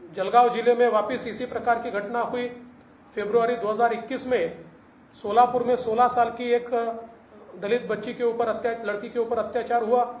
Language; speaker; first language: Hindi; non-native, local second language; Marathi